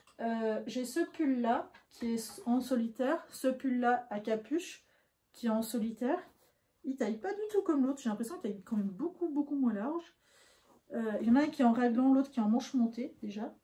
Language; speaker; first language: French; native; French